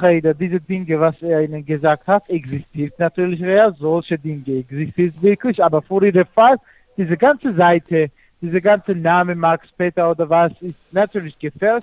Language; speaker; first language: German; non-native, fluent; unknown